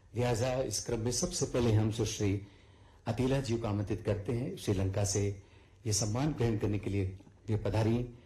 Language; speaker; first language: Hindi; native; Hindi